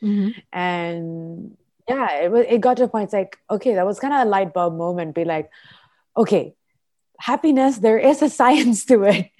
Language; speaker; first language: English; non-native, local second language; Filipino